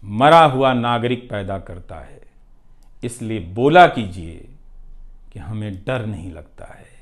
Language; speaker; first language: Hindi; non-native, local second language; Bhojpuri